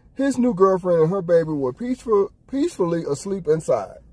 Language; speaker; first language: English; native; English